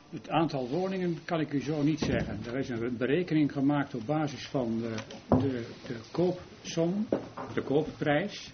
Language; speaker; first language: Dutch; native; Dutch